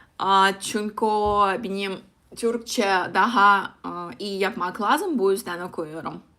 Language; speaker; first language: Turkish; non-native, learner; Russian